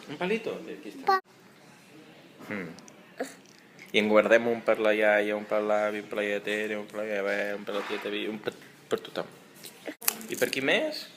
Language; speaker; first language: Catalan; native; Catalan